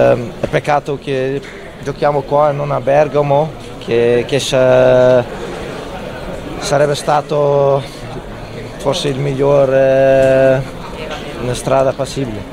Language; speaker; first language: Italian; non-native, fluent; Dutch